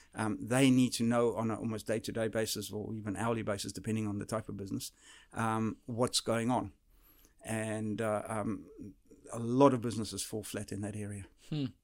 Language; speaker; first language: English; early bilingual, other home language; Dutch